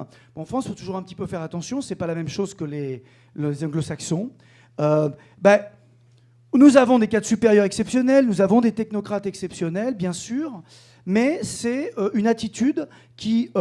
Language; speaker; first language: French; native; French